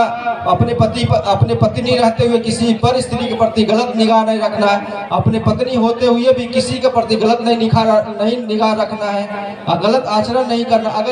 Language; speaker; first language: Hindi; native; Hindi